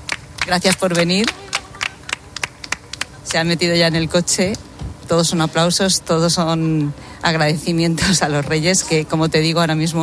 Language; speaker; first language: Spanish; native; Spanish